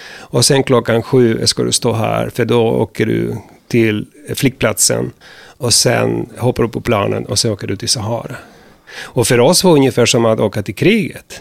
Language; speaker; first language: Swedish; non-native, fluent; Spanish